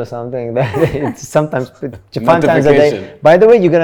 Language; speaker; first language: English; non-native, fluent; Russian